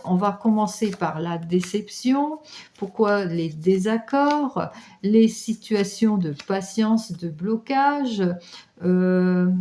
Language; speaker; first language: French; native; French